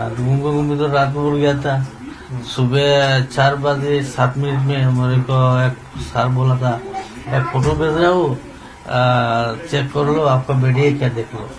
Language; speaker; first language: Hindi; non-native, local second language; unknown